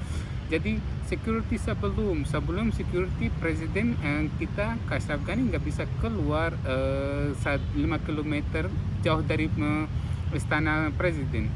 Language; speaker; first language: Indonesian; non-native, fluent; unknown